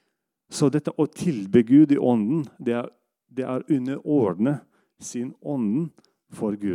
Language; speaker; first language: Norwegian; non-native, fluent; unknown